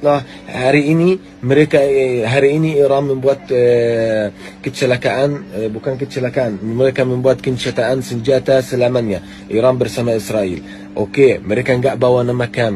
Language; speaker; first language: Indonesian; non-native, fluent; Arabic